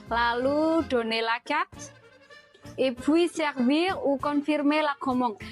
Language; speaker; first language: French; non-native, fluent; Indonesian